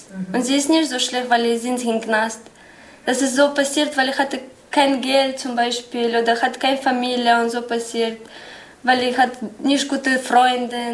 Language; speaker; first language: German; non-native, learner; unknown